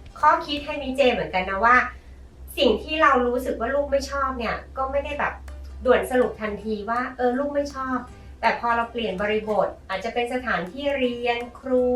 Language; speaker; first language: Thai; native; Thai